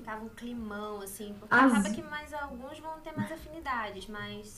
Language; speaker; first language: Portuguese; native; Portuguese